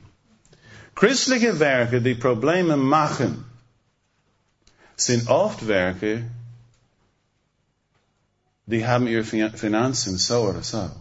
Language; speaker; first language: German; non-native, fluent; English